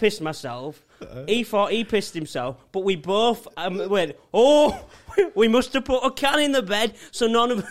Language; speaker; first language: English; native; English